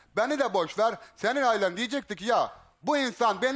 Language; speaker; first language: Turkish; native; Turkish